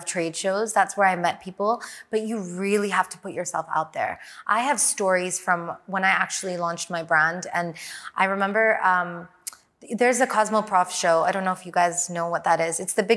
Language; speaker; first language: English; native; English